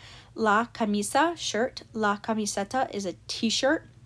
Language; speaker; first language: Spanish; non-native, learner; English